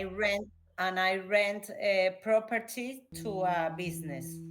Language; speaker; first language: English; non-native, learner; Spanish